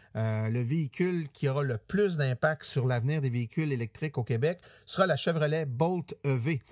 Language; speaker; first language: French; native; French